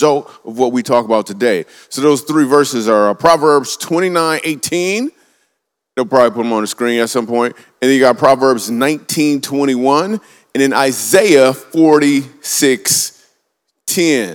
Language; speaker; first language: English; native; English